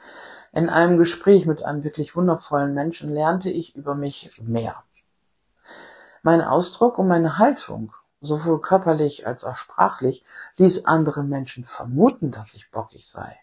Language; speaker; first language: German; native; German